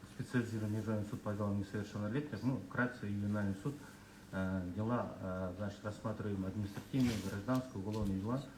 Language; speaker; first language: Russian; non-native, local second language; Kazakh